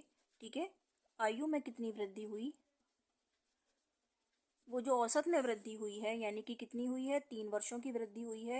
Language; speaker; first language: Hindi; native; Hindi